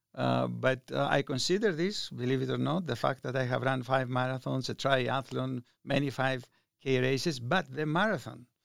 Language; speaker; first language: English; non-native, fluent; Greek